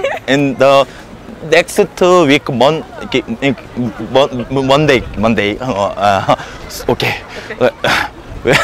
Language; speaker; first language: English; non-native, learner; Korean